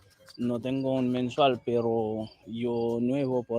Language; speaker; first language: Spanish; non-native, learner; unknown